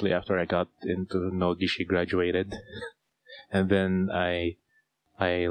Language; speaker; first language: English; non-native, local second language; Filipino